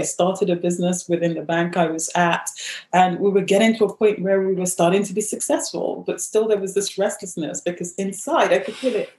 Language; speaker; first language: English; non-native, local second language; Igbo